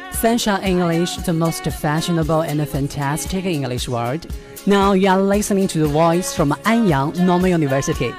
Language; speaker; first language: English; non-native, learner; Chinese